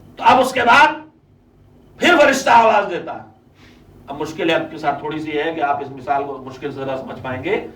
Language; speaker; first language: Urdu; native; Urdu